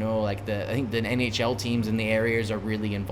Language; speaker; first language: English; native; English